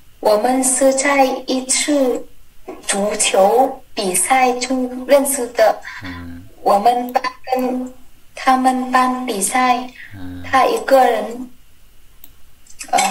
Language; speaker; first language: Chinese; non-native, learner; Vietnamese